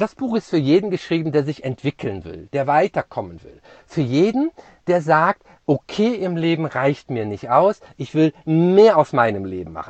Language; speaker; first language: German; native; German